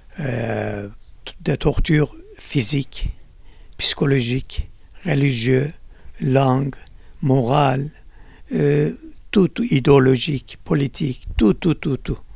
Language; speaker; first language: French; non-native, learner; Kurdish